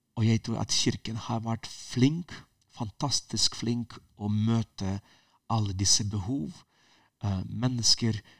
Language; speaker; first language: Norwegian; non-native, fluent; Ukrainian